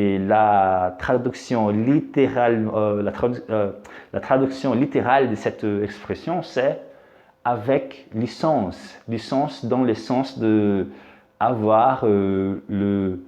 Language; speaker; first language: French; non-native, fluent; Portuguese